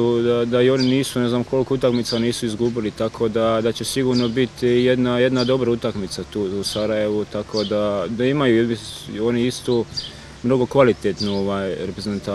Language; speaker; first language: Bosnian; early bilingual, heritage; Bosnian